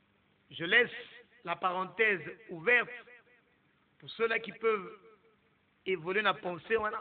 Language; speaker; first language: French; non-native, local second language; Lingala